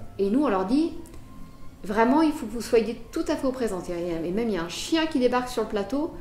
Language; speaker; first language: French; native; French